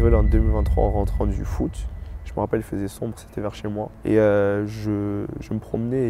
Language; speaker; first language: French; early bilingual, other home language; Lingala